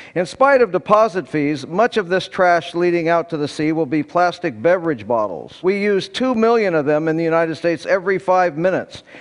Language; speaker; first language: English; native; English